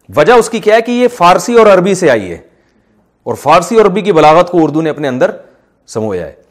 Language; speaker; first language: Urdu; native; Urdu